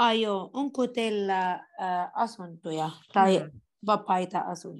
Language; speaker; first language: Finnish; non-native, learner; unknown